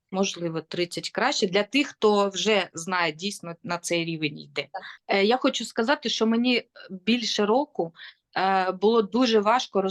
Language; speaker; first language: Ukrainian; non-native, local second language; Russian